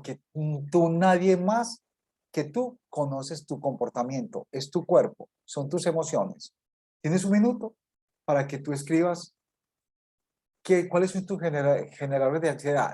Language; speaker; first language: Spanish; native; Spanish